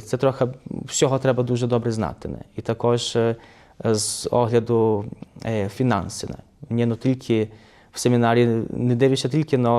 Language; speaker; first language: Ukrainian; early bilingual, heritage; Ukrainian